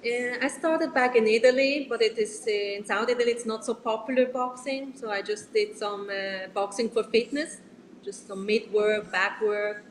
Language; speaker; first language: English; non-native, learner; Italian